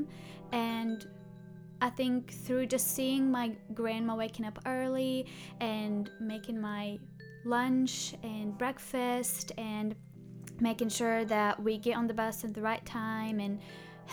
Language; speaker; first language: English; non-native, fluent; Arabic